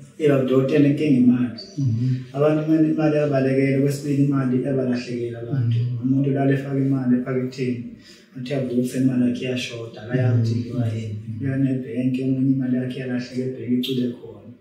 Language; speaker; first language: Zulu; non-native, local second language; Xhosa